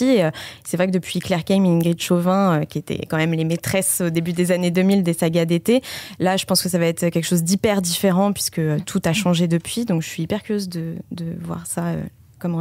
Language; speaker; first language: French; native; French